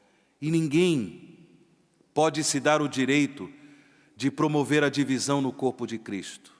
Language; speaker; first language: Portuguese; native; Portuguese